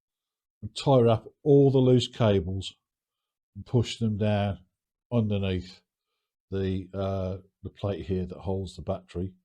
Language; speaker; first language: English; native; English